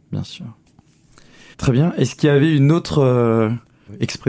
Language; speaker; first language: French; native; French